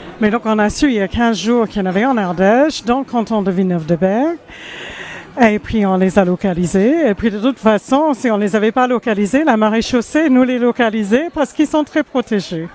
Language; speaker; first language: French; non-native, fluent; English